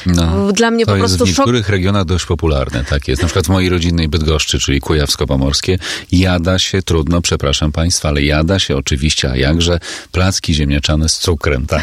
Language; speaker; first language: Polish; native; Polish